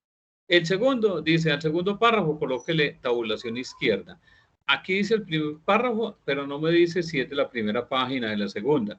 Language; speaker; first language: Spanish; native; Spanish